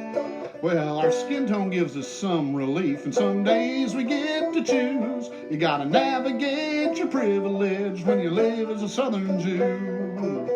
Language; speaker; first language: English; native; English